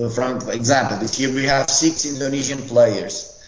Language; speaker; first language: English; non-native, fluent; Portuguese